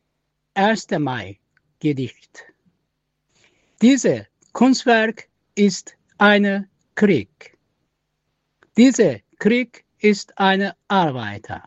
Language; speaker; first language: German; non-native, learner; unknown